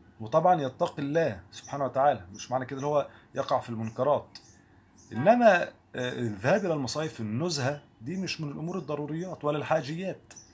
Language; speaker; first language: Arabic; native; Arabic